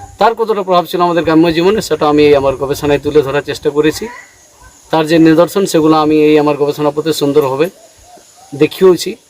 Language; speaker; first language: Bangla; non-native, local second language; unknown